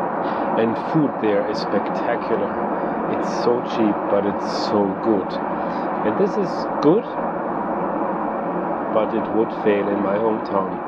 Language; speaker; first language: English; non-native, fluent; German